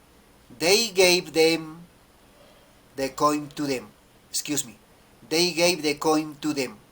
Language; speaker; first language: English; non-native, learner; Spanish